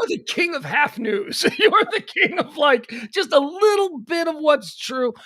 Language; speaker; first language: English; native; English